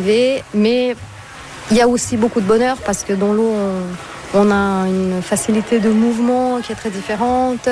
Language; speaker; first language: French; non-native, fluent; Portuguese